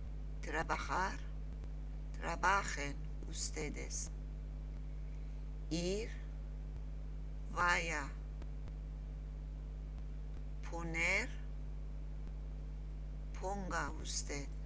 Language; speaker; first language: Spanish; non-native, learner; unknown